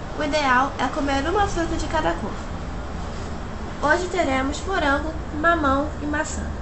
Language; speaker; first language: Portuguese; native; Portuguese